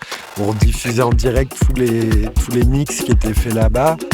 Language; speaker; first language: French; native; French